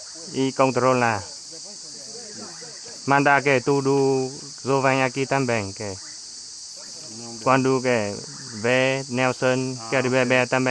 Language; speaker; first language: Portuguese; non-native, learner; Vietnamese